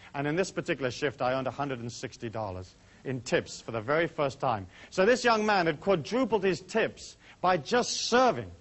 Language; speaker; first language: English; native; English